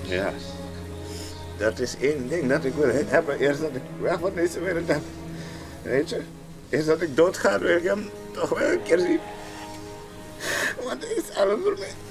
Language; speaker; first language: Dutch; non-native, local second language; Papiamento